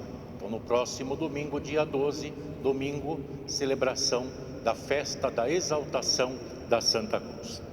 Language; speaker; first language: Portuguese; native; Portuguese